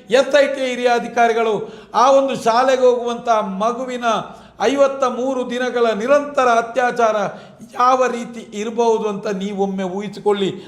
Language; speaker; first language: Kannada; non-native, local second language; Tulu